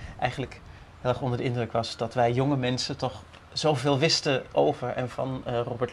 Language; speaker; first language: Dutch; native; Dutch